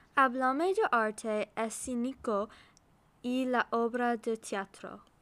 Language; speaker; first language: Spanish; non-native, learner; English